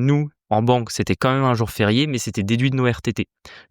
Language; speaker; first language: French; native; French